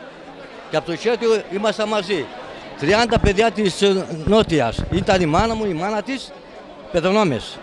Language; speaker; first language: Greek; early bilingual, heritage; Greek